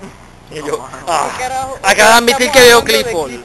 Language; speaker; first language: Spanish; native; Spanish